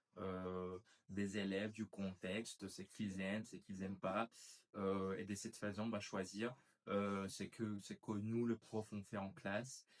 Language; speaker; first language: French; non-native, fluent; Spanish